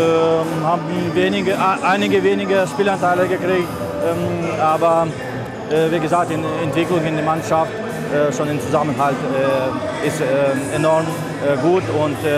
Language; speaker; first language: German; non-native, fluent; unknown